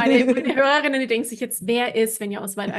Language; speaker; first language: German; native; German